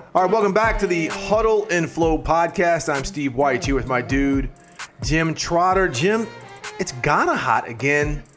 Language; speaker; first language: English; native; English